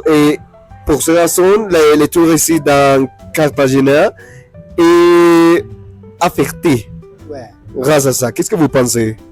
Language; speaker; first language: French; non-native, learner; Spanish